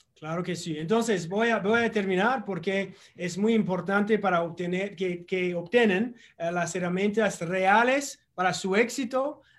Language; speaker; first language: Spanish; non-native, learner; English